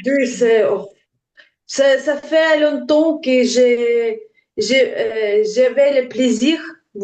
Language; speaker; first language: French; non-native, learner; Ukrainian